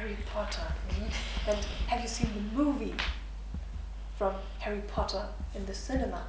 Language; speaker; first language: English; non-native, fluent; German